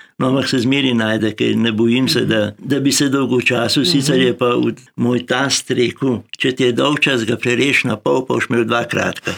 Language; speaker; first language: Slovenian; native; Slovenian